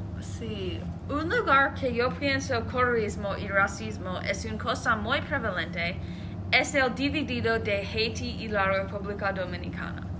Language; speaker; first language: Spanish; non-native, learner; English